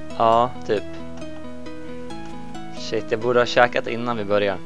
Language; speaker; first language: Swedish; native; Swedish